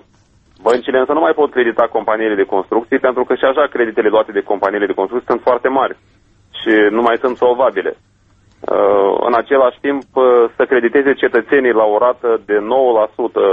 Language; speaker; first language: Romanian; native; Romanian